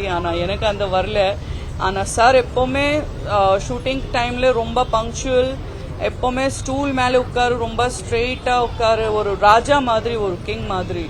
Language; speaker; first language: Tamil; non-native, fluent; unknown